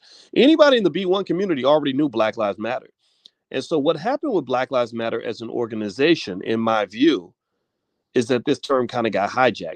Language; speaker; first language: English; native; English